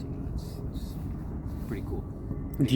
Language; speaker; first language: English; native; English